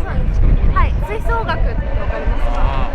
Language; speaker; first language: Japanese; native; Japanese